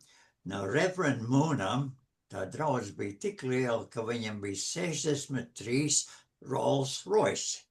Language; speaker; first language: Latvian; non-native, fluent; English